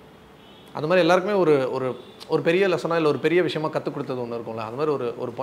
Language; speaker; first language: Tamil; native; Tamil